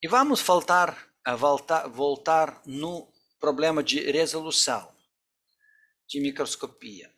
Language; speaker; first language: Portuguese; non-native, fluent; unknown